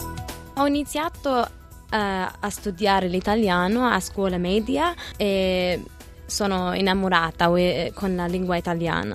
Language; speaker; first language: Italian; early bilingual, other home language; Arabic